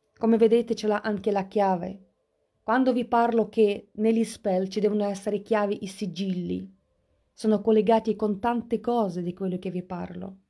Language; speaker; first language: Italian; non-native, fluent; Russian